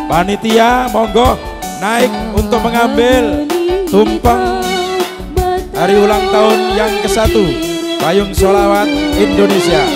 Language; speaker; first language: Indonesian; non-native, local second language; Javanese